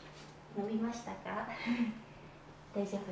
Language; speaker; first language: Japanese; native; Japanese